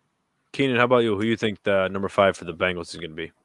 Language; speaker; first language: English; native; English